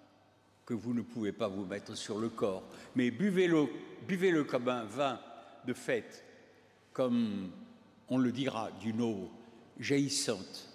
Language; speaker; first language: French; native; French